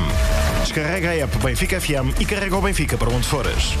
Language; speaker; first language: Portuguese; native; Portuguese